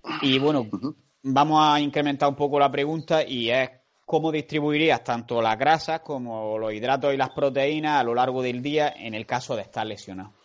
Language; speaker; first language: Spanish; native; Spanish